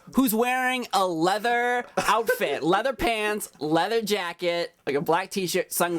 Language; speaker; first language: English; native; English